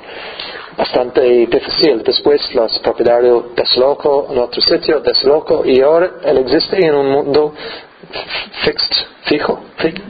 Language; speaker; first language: Spanish; non-native, learner; English